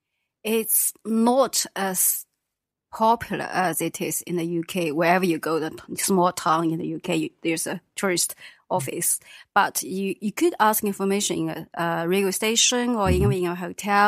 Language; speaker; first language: English; non-native, fluent; Chinese